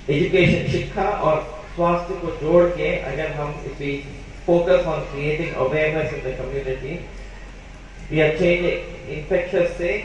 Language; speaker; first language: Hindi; non-native, local second language; Bangla